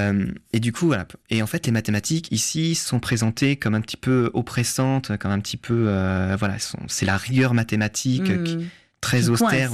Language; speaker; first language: French; native; French